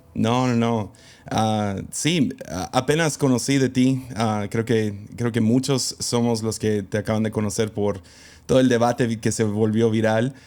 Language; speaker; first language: Spanish; early bilingual, other home language; English